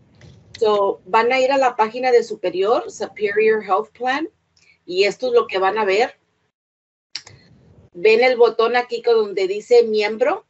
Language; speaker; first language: Spanish; early bilingual, heritage; Spanish